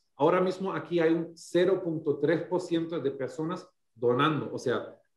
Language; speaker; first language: Spanish; non-native, fluent; German